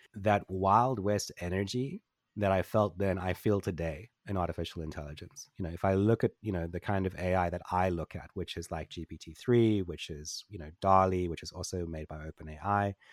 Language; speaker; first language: English; native; English